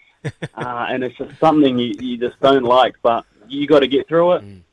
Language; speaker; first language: English; native; English